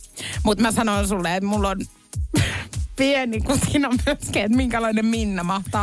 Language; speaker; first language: Finnish; native; Finnish